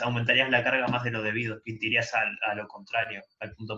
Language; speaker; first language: Spanish; native; Spanish